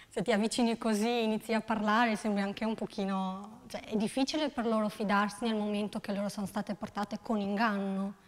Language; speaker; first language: Italian; non-native, fluent; Albanian